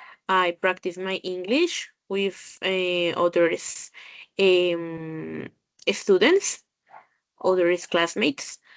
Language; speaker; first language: English; non-native, learner; Spanish